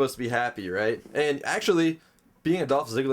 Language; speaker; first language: English; native; English